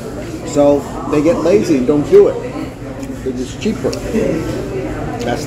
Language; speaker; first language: English; native; English